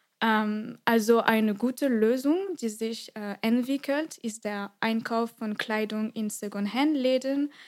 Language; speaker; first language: German; non-native, fluent; French